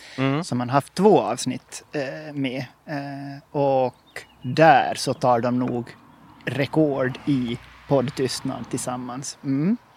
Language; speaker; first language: Swedish; native; Swedish